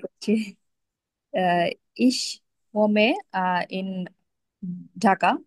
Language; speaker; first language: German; non-native, learner; Bangla